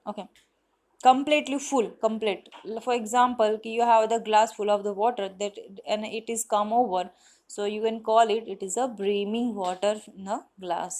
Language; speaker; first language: English; non-native, local second language; Gujarati